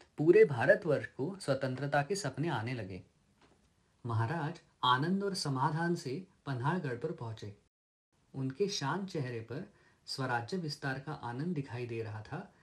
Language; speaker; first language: Hindi; non-native, local second language; Marathi